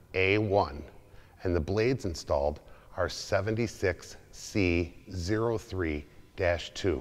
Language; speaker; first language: English; native; English